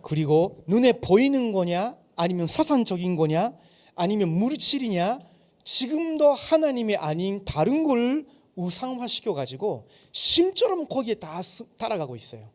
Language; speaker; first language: Korean; non-native, fluent; Japanese